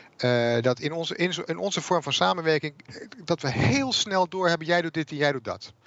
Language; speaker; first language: Dutch; native; Dutch